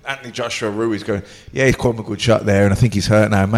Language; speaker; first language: English; native; English